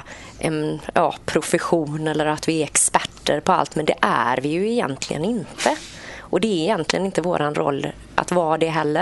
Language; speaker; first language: Swedish; native; Swedish